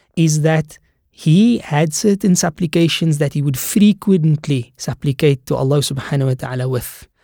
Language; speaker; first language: English; native; English